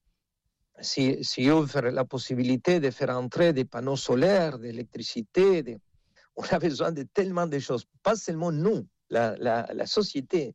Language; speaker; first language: French; non-native, fluent; Spanish